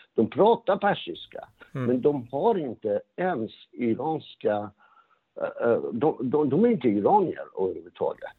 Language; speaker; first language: Swedish; non-native, fluent; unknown